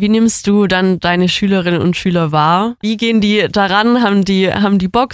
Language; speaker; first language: German; native; German